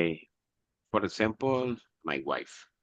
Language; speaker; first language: English; non-native, learner; Spanish